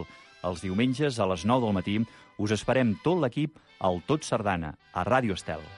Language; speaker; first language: Catalan; native; Catalan